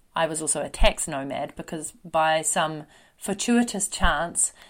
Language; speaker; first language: English; native; English